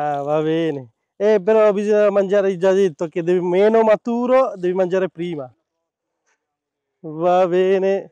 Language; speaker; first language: Italian; non-native, learner; Bangla